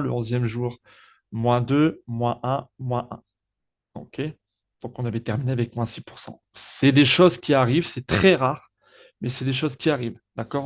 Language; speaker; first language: French; native; French